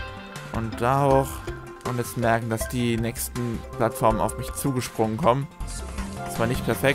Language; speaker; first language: German; native; German